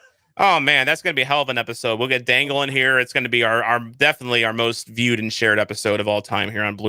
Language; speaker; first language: English; native; English